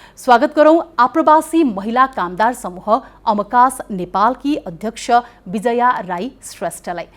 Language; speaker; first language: Nepali; native; Nepali